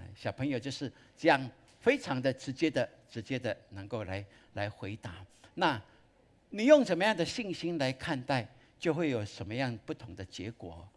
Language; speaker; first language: Chinese; native; Chinese